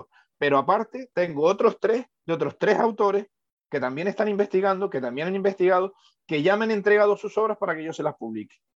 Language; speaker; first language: Spanish; native; Spanish